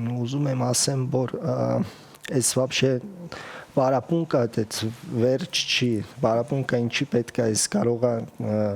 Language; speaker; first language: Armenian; early bilingual, heritage; Russian